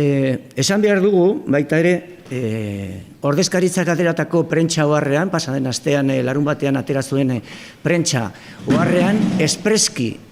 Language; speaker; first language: Basque; non-native, local second language; Spanish